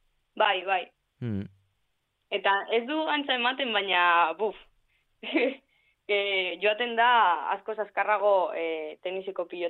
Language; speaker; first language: Basque; non-native, local second language; Spanish